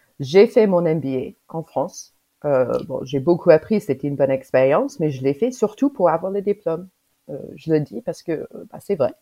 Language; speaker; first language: French; non-native, fluent; English